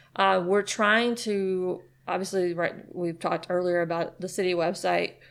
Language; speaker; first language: English; native; English